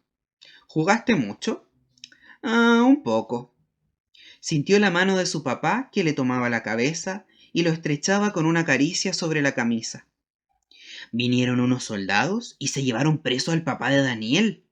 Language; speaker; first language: Spanish; native; Spanish